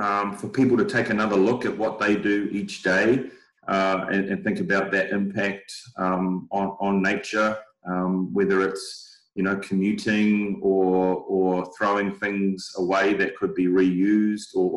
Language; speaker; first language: English; native; English